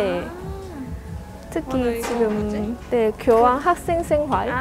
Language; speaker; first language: Korean; non-native, learner; Cantonese